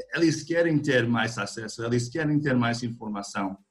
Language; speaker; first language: Portuguese; non-native, fluent; English